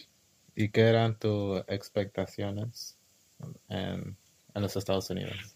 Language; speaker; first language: Spanish; early bilingual, heritage; English